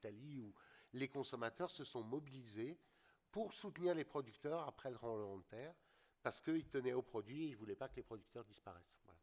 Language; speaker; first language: French; native; French